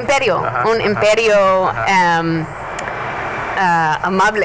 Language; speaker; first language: Spanish; non-native, learner; English